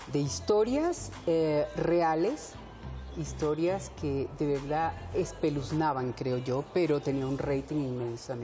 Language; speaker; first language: Spanish; early bilingual, heritage; Spanish